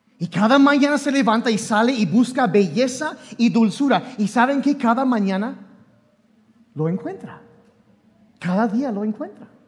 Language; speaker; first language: Spanish; non-native, fluent; English